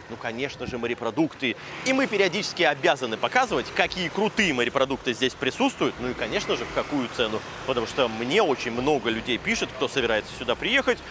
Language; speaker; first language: Russian; native; Russian